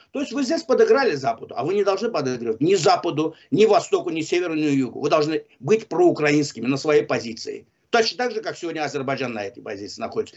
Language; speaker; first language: Russian; non-native, local second language; Azerbaijani